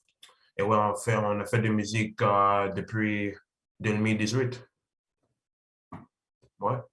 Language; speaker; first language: French; non-native, learner; English